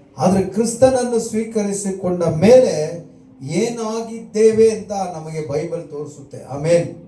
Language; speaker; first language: Kannada; non-native, local second language; Tamil